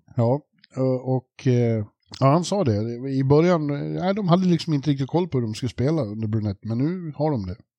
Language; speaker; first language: Swedish; native; Swedish